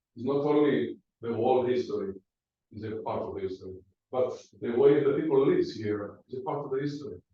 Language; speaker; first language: English; non-native, learner; Greek